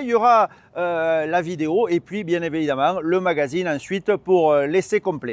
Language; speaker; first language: French; native; French